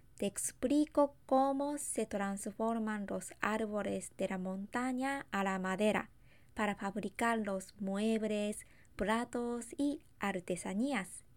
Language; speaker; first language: Spanish; non-native, fluent; Japanese